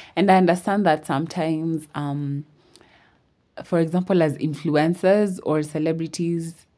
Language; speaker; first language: English; non-native, local second language; Swahili